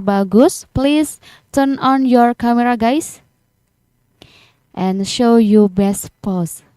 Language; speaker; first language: English; non-native, learner; Indonesian